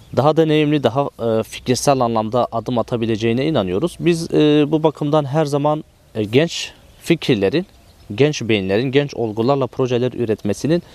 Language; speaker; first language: Turkish; native; Turkish